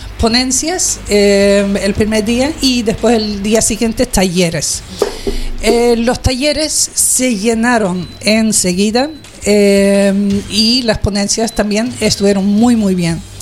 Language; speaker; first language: Spanish; non-native, fluent; Swedish